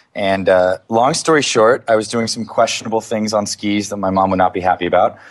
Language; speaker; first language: English; native; English